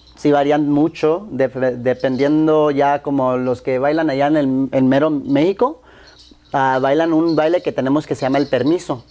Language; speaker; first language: Spanish; early bilingual, heritage; Spanish